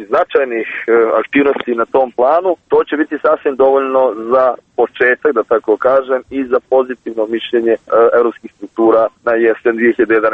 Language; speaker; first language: Serbian; native; Serbian